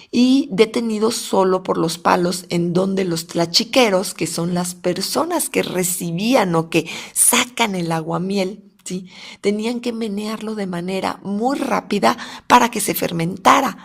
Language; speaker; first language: Spanish; native; Spanish